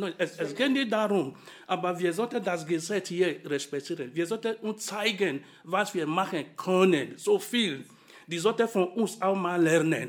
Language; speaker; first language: German; non-native, fluent; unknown